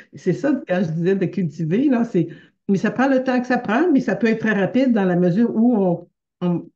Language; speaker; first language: French; native; French